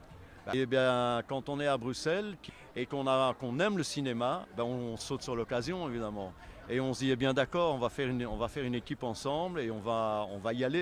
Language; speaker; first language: French; native; French